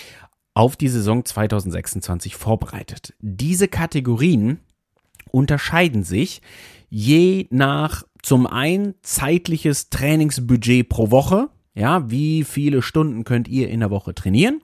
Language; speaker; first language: German; native; German